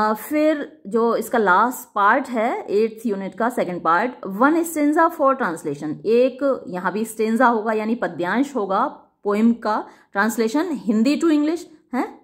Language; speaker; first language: Hindi; native; Hindi